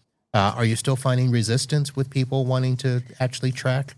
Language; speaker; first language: English; native; English